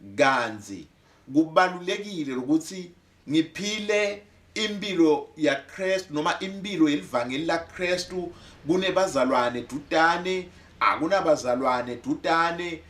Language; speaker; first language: Zulu; non-native, local second language; Swati